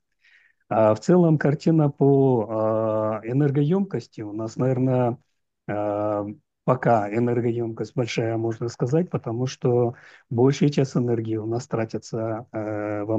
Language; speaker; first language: Russian; non-native, local second language; Uzbek